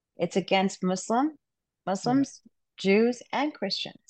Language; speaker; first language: English; non-native, local second language; Urdu